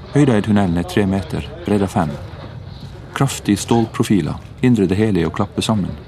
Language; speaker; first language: Norwegian; native; Norwegian